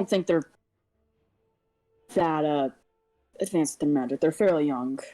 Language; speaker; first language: English; native; English